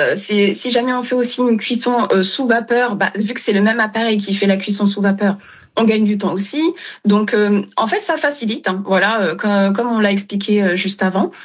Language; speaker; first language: French; non-native, local second language; Wolof